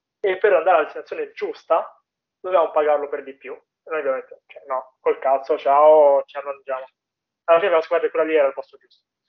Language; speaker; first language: Italian; native; Italian